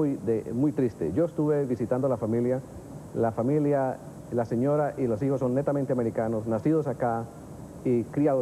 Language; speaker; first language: Spanish; native; Spanish